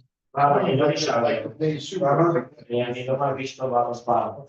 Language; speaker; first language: Hebrew; non-native, learner; Spanish